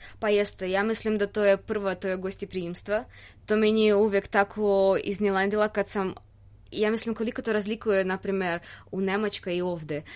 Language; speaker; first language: Serbian; non-native, fluent; Russian